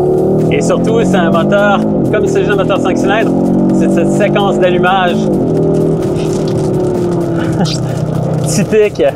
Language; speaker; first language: French; native; French